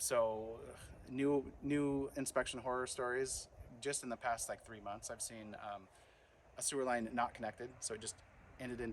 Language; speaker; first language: English; native; English